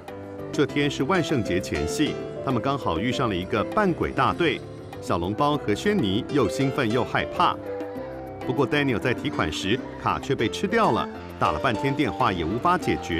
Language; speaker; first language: Chinese; native; Chinese